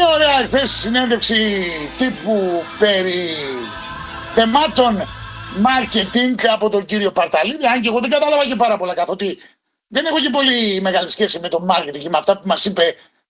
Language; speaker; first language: Greek; native; Greek